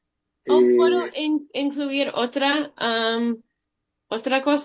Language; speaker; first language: Spanish; early bilingual, heritage; Spanish